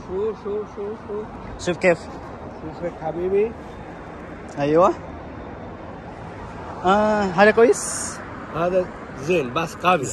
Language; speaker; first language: Arabic; non-native, learner; Indonesian